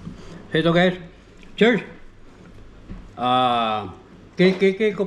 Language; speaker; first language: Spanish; non-native, learner; Filipino